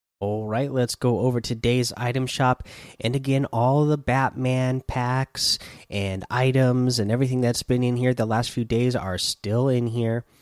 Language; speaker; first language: English; native; English